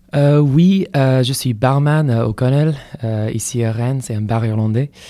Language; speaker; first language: French; non-native, fluent; English